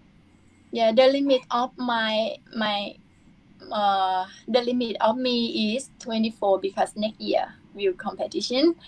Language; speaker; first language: English; non-native, learner; Thai